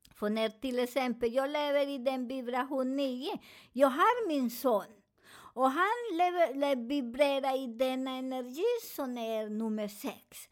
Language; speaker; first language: Swedish; non-native, learner; Spanish